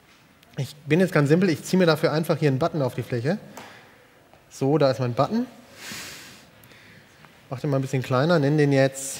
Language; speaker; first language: German; native; German